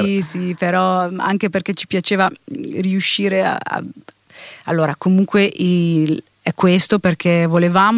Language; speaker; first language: Italian; native; Italian